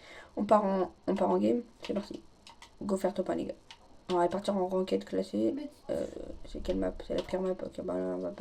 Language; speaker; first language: French; native; French